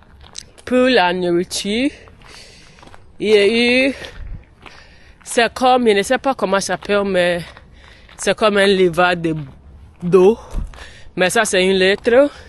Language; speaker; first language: French; non-native, learner; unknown